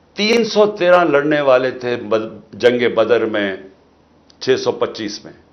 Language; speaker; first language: Urdu; native; Urdu